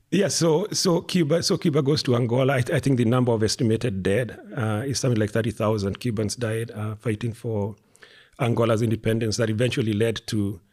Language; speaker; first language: English; non-native, local second language; Kikuyu